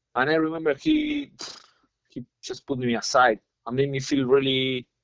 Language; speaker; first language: English; non-native, fluent; Spanish